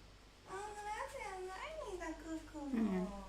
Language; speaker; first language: English; non-native, learner; Chinese